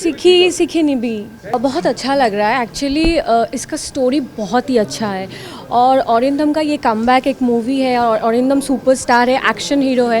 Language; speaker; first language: Hindi; non-native, local second language; Bangla